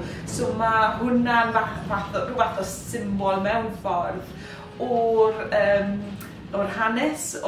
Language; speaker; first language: Welsh; native; Welsh